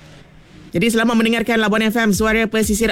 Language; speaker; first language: Malay; native; Malay